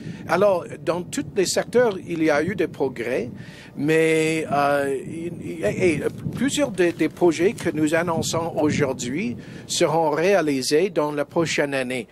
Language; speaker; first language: French; non-native, fluent; English